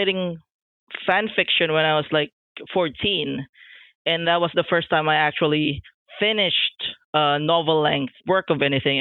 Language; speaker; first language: English; non-native, local second language; Filipino